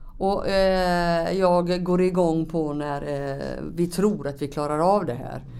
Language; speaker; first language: Swedish; native; Swedish